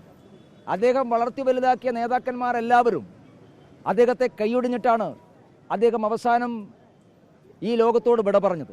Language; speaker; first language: Malayalam; native; Malayalam